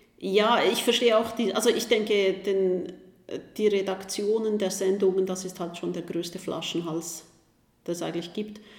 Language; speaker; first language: German; native; German